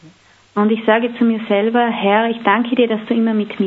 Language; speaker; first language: German; native; German